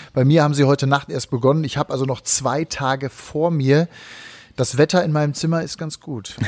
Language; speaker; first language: German; native; German